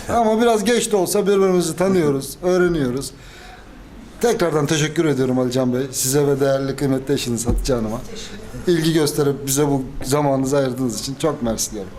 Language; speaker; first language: Turkish; native; Turkish